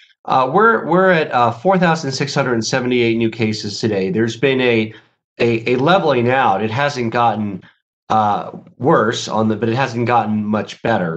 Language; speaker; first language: English; native; English